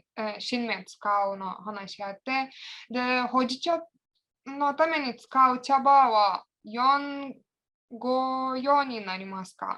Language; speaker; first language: Japanese; non-native, fluent; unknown